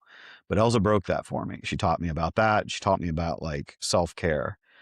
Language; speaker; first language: English; native; English